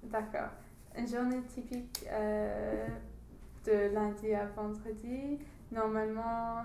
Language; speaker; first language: French; non-native, learner; English